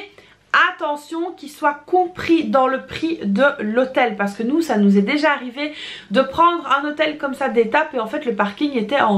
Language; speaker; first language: French; native; French